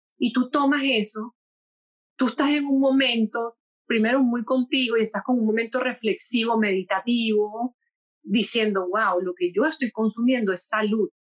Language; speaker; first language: Spanish; native; Spanish